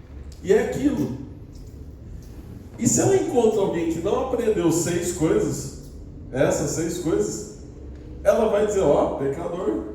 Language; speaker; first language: Portuguese; native; Portuguese